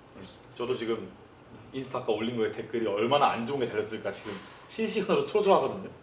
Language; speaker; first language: Korean; early bilingual, heritage; Korean